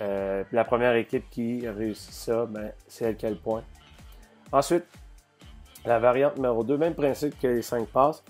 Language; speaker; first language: French; native; French